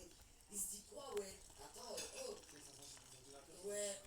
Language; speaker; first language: French; native; French